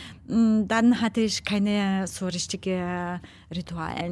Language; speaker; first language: German; non-native, fluent; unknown